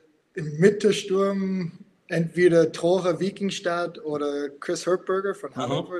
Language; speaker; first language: German; non-native, fluent; English